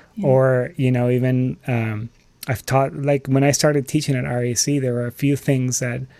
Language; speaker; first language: English; non-native, fluent; Spanish